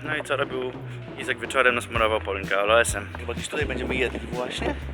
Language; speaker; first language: Polish; native; Polish